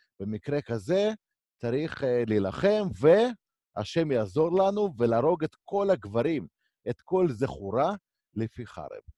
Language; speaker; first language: Hebrew; native; Hebrew